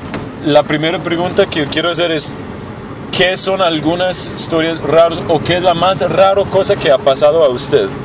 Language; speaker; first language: Spanish; non-native, learner; English